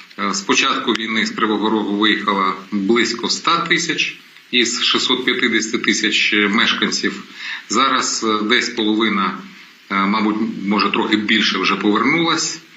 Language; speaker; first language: Ukrainian; non-native, local second language; Russian